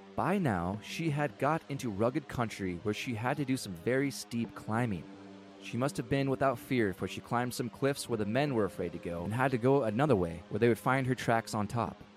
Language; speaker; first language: English; native; English